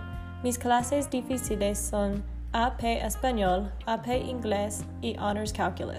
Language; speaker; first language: Spanish; non-native, learner; English